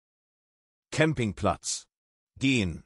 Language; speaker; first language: German; non-native, learner; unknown